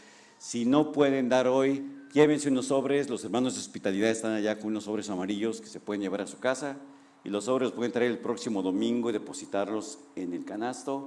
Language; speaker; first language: Spanish; native; Spanish